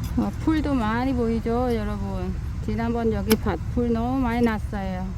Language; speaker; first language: Korean; non-native, learner; Vietnamese